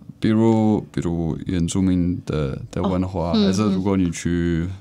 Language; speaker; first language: Chinese; non-native, learner; Czech